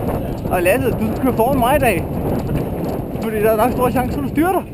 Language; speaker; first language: Danish; native; Danish